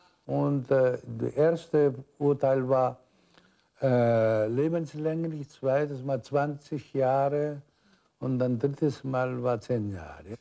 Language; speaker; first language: German; non-native, fluent; Korean